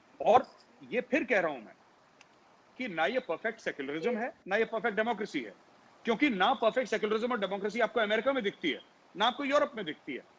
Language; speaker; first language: Hindi; native; Hindi